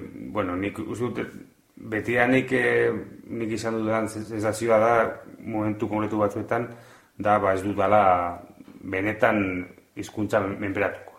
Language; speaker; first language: Basque; non-native, local second language; Spanish